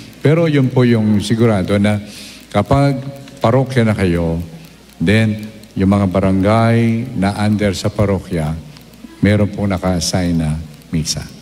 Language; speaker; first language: Filipino; non-native, local second language; Pampanga